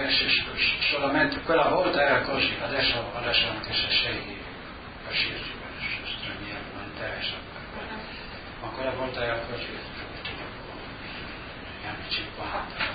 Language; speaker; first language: Italian; non-native, local second language; Slovenian